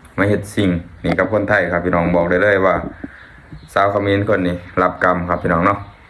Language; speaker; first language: Thai; native; Thai